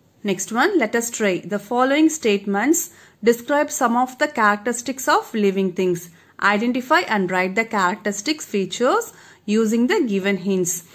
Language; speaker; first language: English; non-native, local second language; Tamil